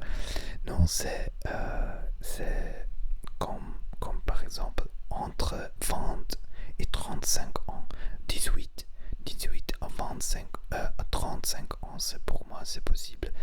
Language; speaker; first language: French; non-native, learner; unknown